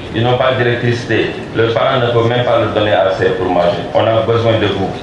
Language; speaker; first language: French; non-native, local second language; Wolof